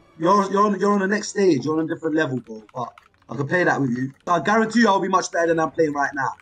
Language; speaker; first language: English; early bilingual, other home language; Turkish